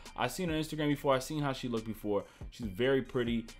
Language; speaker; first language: English; native; English